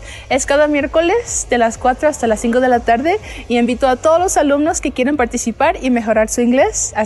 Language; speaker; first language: Spanish; non-native, fluent; English